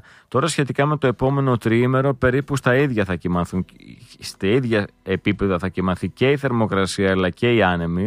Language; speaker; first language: Greek; native; Greek